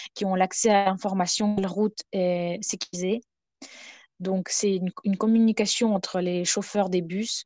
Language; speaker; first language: French; non-native, fluent; Ukrainian